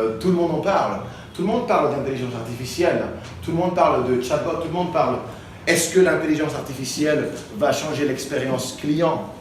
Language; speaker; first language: French; non-native, fluent; Spanish